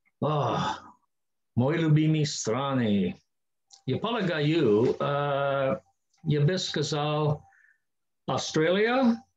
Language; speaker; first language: Russian; non-native, learner; English